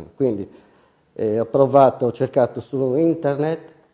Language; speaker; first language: Italian; native; Italian